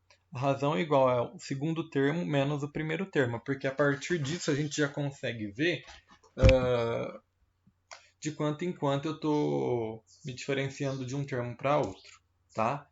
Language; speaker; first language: Portuguese; native; Portuguese